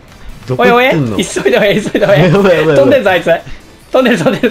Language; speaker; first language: Japanese; native; Japanese